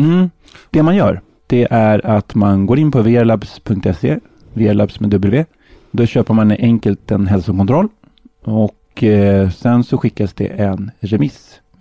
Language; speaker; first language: Swedish; native; Swedish